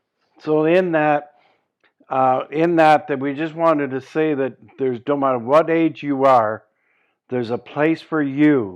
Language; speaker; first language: English; native; English